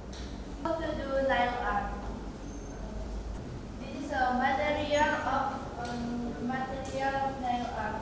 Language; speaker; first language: English; non-native, learner; Indonesian